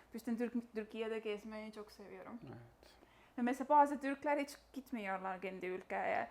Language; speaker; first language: Turkish; non-native, fluent; Estonian